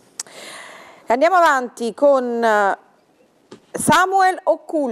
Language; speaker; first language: Italian; native; Italian